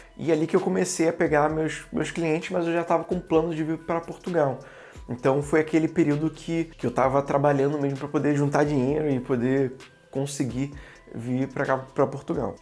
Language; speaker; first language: Portuguese; native; Portuguese